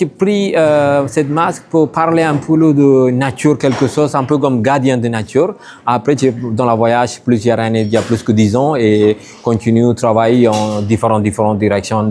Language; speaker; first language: French; non-native, learner; Tamil